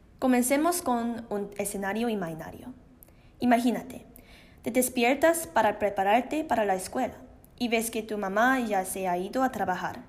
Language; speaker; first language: Spanish; non-native, learner; Korean